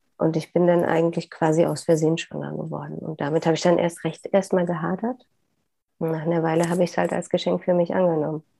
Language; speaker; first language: German; native; German